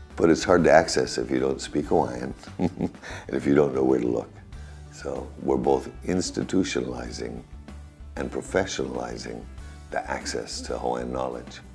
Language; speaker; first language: English; native; English